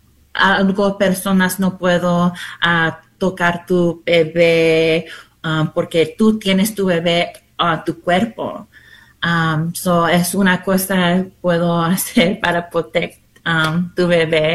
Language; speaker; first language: Spanish; non-native, learner; English